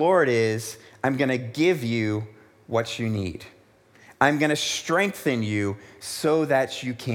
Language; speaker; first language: English; native; English